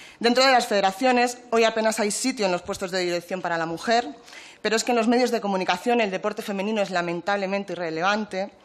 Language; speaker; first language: Spanish; native; Spanish